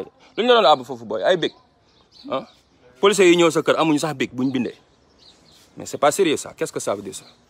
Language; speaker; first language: French; non-native, local second language; Wolof